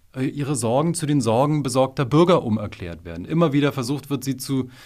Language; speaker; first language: German; native; German